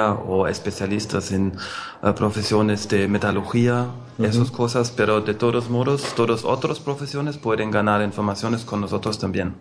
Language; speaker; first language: Spanish; non-native, fluent; German